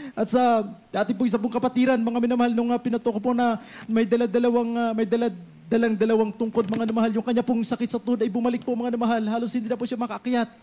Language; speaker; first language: Filipino; non-native, local second language; Masbatenyo